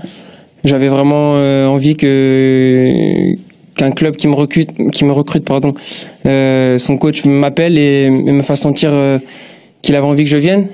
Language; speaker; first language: French; native; French